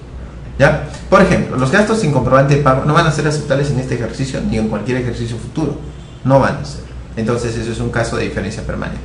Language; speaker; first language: Spanish; native; Spanish